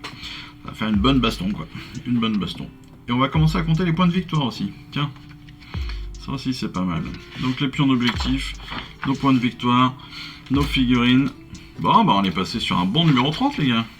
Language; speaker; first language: French; native; French